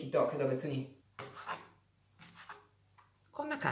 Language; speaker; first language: Japanese; non-native, learner; Italian